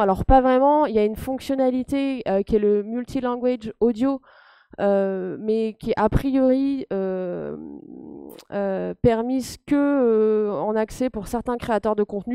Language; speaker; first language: French; native; French